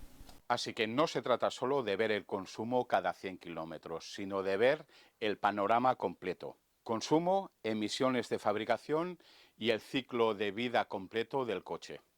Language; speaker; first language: Spanish; native; Spanish